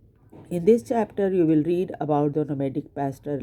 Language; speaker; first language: English; non-native, local second language; Hindi